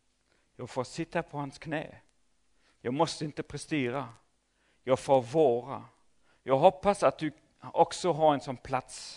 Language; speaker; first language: Swedish; non-native, fluent; German